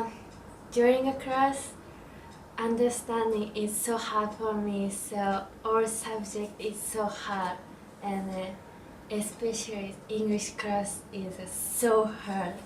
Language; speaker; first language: English; non-native, learner; Japanese